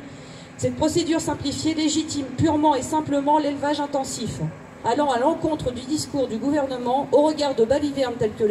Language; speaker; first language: French; native; French